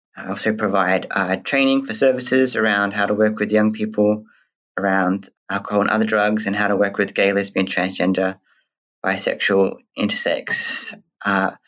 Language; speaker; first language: English; native; English